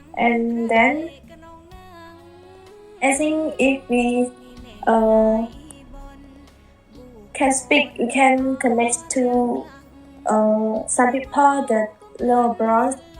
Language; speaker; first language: English; non-native, learner; Khmer